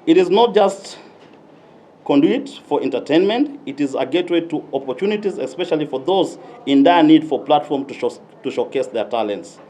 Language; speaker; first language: English; non-native, local second language; Swahili